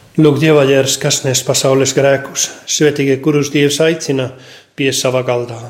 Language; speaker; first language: Latvian; non-native, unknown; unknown